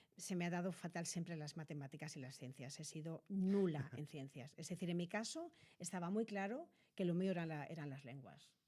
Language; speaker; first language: Spanish; native; Spanish